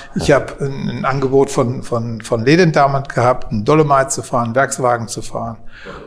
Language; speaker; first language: German; native; German